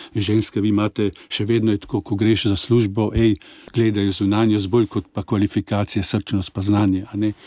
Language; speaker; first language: Slovenian; native; Slovenian